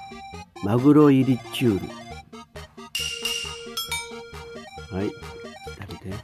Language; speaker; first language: Japanese; native; Japanese